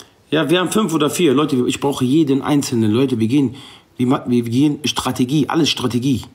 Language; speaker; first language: German; non-native, local second language; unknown